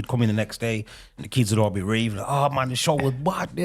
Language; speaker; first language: English; native; English